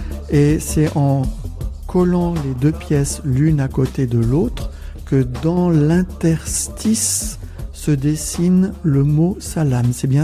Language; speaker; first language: French; native; French